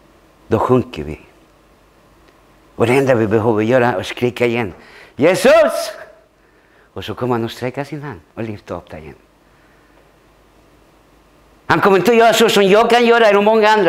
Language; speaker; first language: Swedish; early bilingual, other home language; Spanish